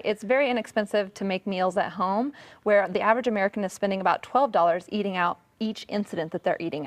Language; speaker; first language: English; native; English